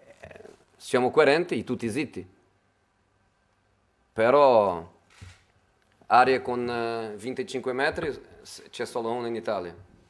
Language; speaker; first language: Italian; non-native, fluent; Portuguese